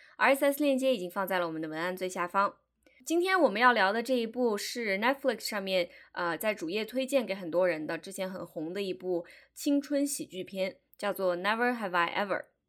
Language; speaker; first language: Chinese; native; Chinese